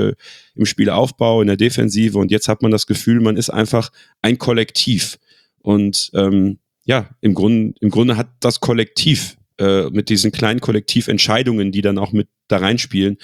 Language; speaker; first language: German; native; German